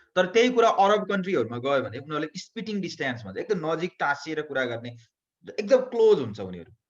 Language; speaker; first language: Nepali; native; Nepali